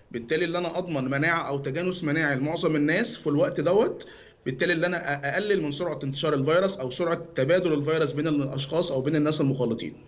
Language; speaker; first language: Egyptian Arabic; native; Egyptian Arabic